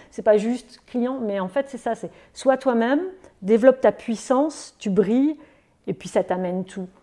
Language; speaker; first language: French; native; French